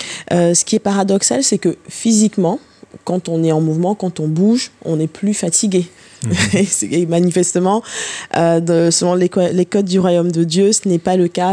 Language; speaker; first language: French; native; French